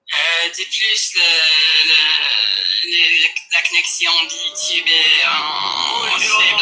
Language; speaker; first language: French; non-native, learner; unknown